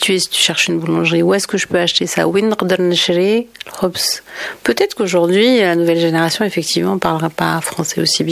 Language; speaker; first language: French; native; French